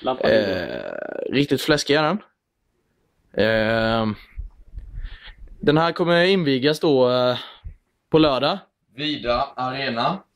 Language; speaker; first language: Swedish; native; Swedish